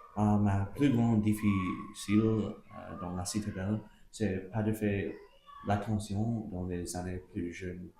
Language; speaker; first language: French; non-native, local second language; English